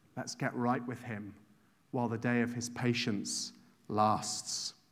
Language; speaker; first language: English; native; English